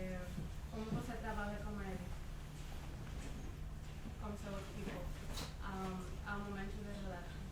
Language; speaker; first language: Portuguese; non-native, learner; Spanish